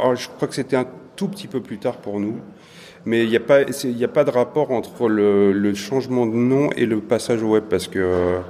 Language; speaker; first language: French; native; French